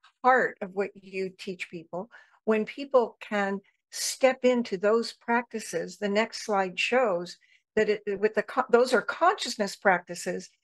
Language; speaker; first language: English; native; English